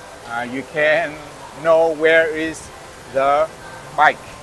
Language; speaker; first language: English; non-native, learner; Vietnamese